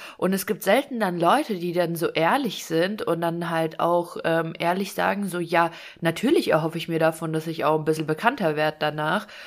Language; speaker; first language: German; early bilingual, other home language; Russian